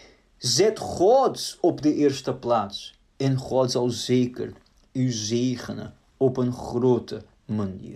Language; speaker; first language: Dutch; non-native, fluent; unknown